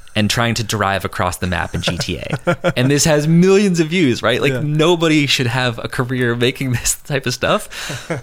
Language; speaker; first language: English; native; English